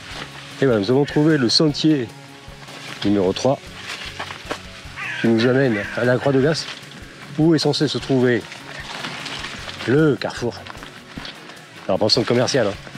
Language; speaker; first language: French; native; French